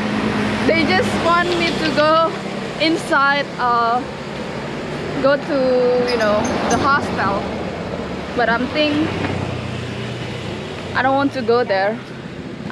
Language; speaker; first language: English; non-native, learner; Indonesian